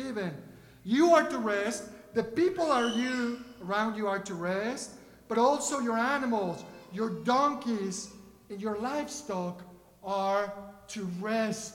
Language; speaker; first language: English; non-native, fluent; Spanish